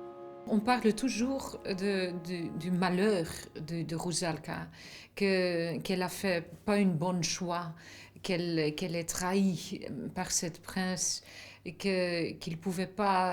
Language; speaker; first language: French; non-native, fluent; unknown